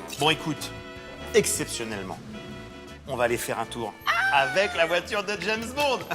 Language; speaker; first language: French; native; French